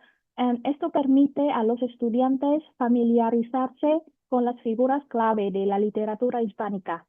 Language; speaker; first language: Spanish; non-native, fluent; Vietnamese